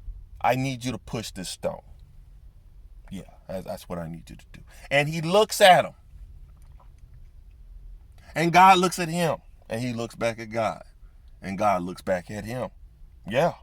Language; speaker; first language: English; native; English